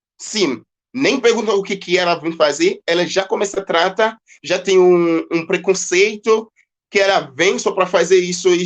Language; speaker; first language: Portuguese; non-native, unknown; Haitian Creole